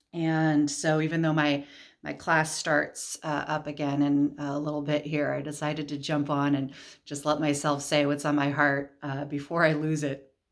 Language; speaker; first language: English; native; English